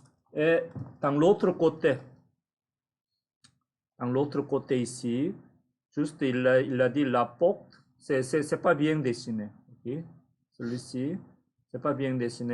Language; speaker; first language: French; non-native, fluent; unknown